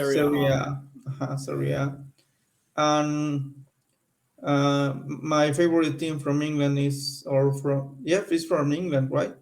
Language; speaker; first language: English; non-native, learner; Spanish